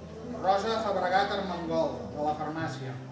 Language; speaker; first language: Catalan; native; Catalan